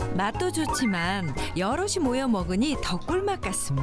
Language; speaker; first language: Korean; native; Korean